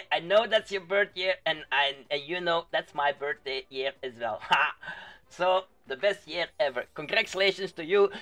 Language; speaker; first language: English; non-native, fluent; Dutch